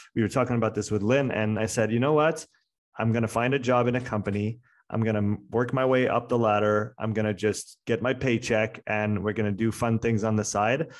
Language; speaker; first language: English; non-native, fluent; French